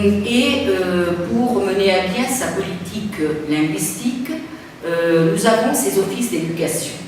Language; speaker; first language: French; non-native, fluent; Spanish